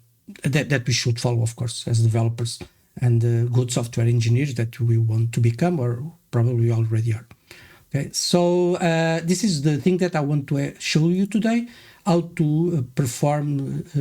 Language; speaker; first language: English; non-native, fluent; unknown